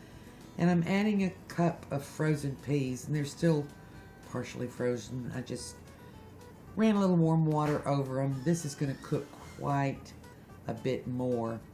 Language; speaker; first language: English; native; English